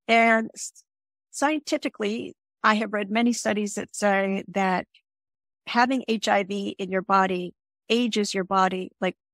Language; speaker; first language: English; native; English